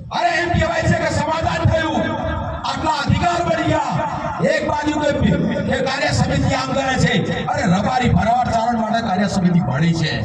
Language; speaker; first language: Gujarati; non-native, local second language; Bhili